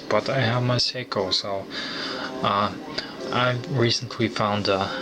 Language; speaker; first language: English; non-native, fluent; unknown